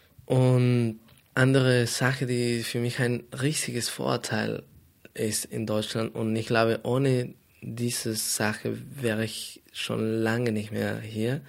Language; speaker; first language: German; non-native, fluent; Spanish